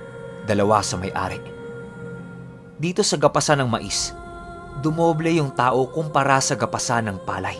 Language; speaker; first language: Filipino; native; Filipino